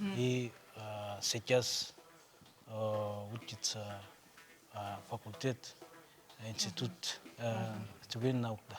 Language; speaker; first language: Russian; non-native, learner; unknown